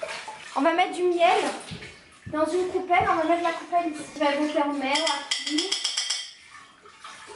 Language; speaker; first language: French; native; French